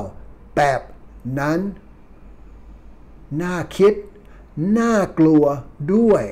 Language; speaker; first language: Thai; non-native, fluent; English